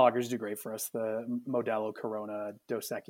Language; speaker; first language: English; native; English